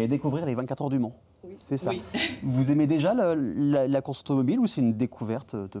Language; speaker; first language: French; native; French